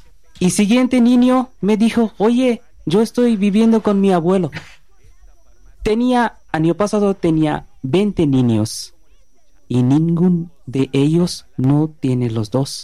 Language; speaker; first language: Spanish; non-native, learner; Bangla